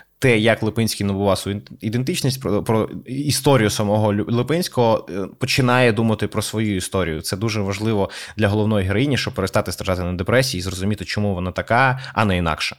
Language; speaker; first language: Ukrainian; non-native, local second language; Russian